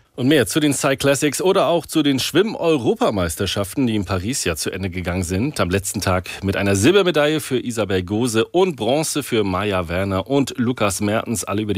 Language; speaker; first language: German; native; German